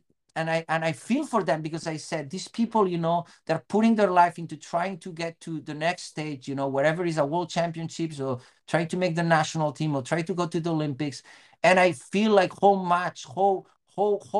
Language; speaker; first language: English; non-native, fluent; Spanish